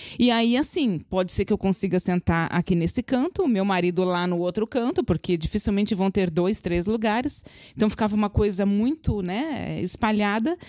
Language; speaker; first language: Portuguese; native; Portuguese